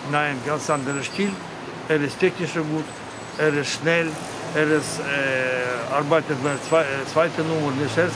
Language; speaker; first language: German; non-native, learner; Russian